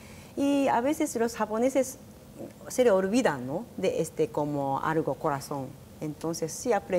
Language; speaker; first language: Spanish; non-native, learner; Japanese